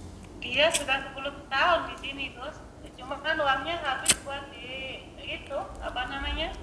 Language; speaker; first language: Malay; non-native, local second language; Javanese